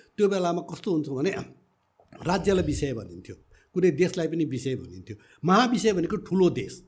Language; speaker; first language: Nepali; native; Nepali